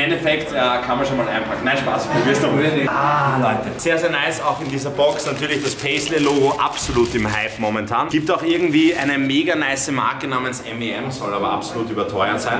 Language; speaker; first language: German; native; German